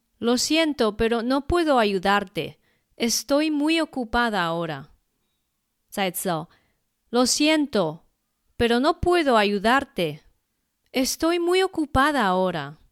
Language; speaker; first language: Spanish; non-native, fluent; Chinese